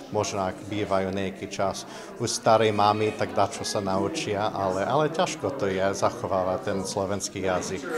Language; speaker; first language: Slovak; early bilingual, heritage; Slovak